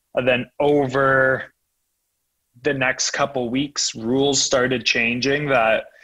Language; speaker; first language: English; native; English